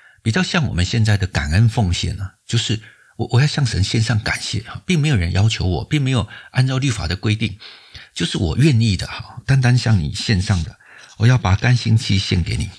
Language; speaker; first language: Chinese; native; Chinese